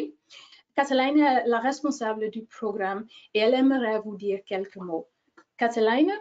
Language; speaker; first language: French; non-native, fluent; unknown